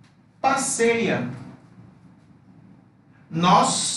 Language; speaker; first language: Portuguese; non-native, fluent; Spanish